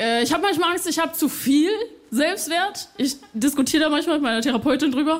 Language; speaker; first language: German; early bilingual, other home language; Spanish